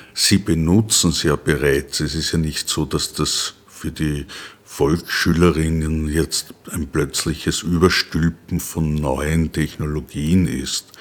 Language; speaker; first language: German; native; German